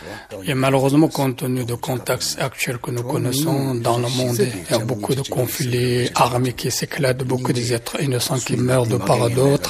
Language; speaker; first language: French; non-native, fluent; Tibetan